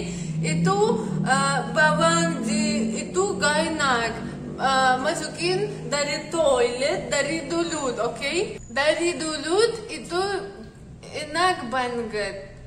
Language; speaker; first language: Indonesian; non-native, learner; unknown